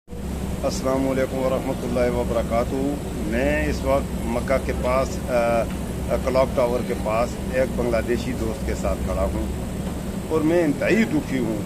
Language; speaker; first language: Hindi; native; Hindi